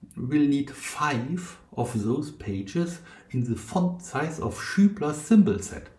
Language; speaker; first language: English; non-native, fluent; German